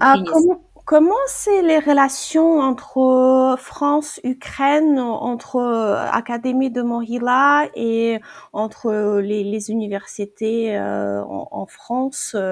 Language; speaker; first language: French; non-native, fluent; Ukrainian